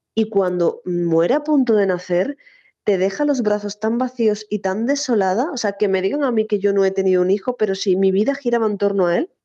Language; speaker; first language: Spanish; native; Spanish